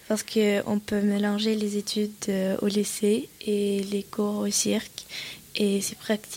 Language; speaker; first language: French; non-native, learner; Russian